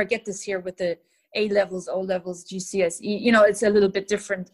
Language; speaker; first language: English; native; English